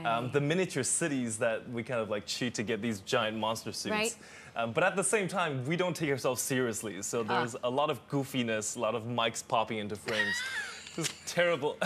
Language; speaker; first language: English; native; English